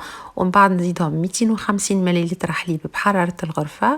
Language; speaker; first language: Arabic; native; Arabic